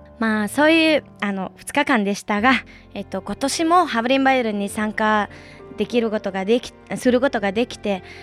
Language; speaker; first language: Japanese; non-native, fluent; Mongolian